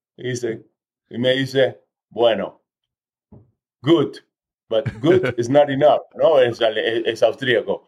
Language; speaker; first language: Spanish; early bilingual, heritage; Spanish